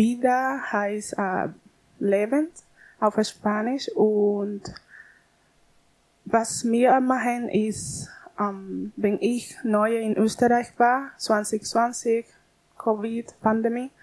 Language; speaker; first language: German; non-native, learner; Spanish